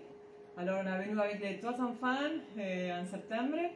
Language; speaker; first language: French; non-native, learner; Spanish